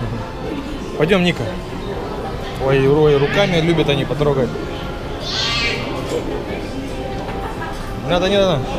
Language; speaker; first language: Russian; native; Russian